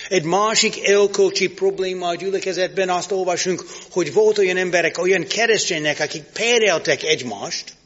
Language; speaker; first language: Hungarian; non-native, learner; English